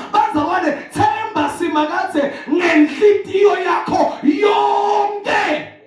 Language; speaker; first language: Zulu; non-native, local second language; Swati